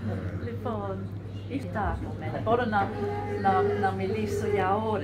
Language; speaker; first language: Greek; non-native, learner; English